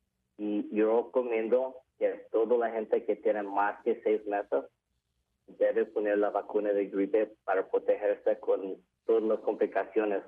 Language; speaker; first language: Spanish; early bilingual, heritage; English